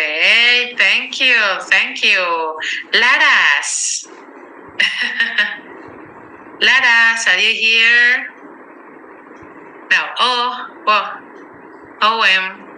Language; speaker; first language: English; non-native, fluent; Spanish